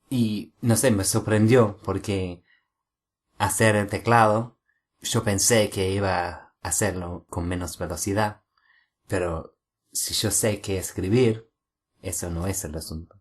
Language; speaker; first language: Spanish; non-native, fluent; English